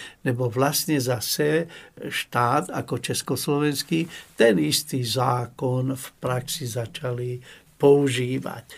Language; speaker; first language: Slovak; non-native, local second language; Hungarian